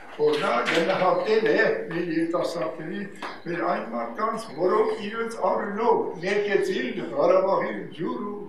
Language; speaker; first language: Armenian; non-native, local second language; Kurdish